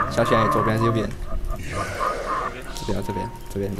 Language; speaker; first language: Chinese; native; Chinese